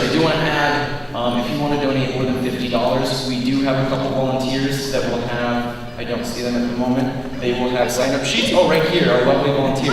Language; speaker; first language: English; native; English